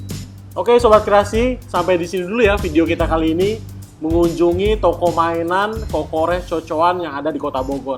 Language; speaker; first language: Indonesian; native; Indonesian